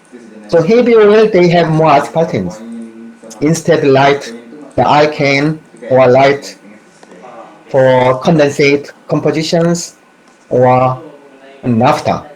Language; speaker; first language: English; non-native, fluent; Korean